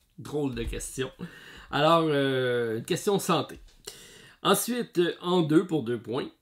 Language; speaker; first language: French; native; French